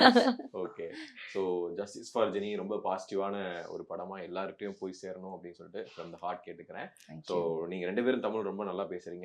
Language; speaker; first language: Tamil; native; Tamil